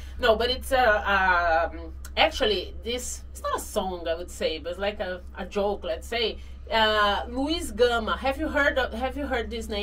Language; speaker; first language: English; non-native, fluent; Portuguese